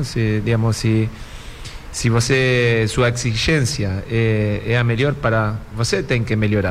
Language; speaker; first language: Portuguese; non-native, fluent; Spanish